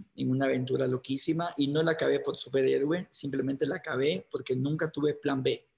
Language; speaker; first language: Spanish; native; Spanish